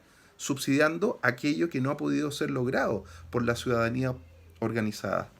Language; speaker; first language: Spanish; native; Spanish